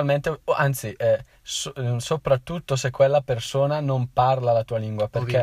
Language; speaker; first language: Italian; native; Italian